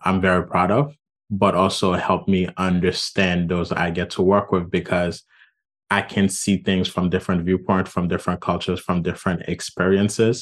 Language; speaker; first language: English; non-native, fluent; Haitian Creole